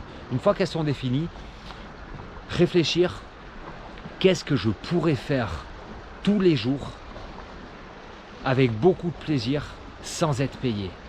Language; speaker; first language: French; native; French